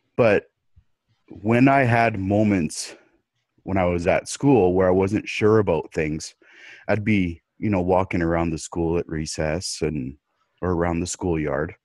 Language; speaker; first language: English; native; English